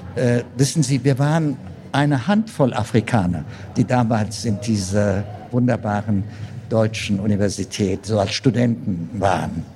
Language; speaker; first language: German; non-native, fluent; Amharic